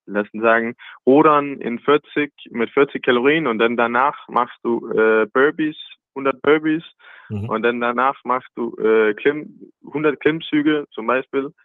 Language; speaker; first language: German; non-native, learner; Danish